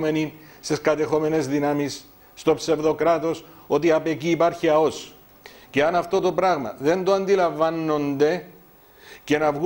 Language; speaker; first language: Greek; native; Greek